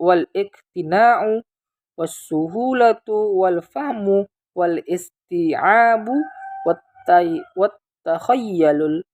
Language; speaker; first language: Arabic; non-native, learner; Indonesian